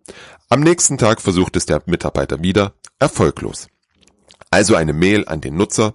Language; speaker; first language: German; native; German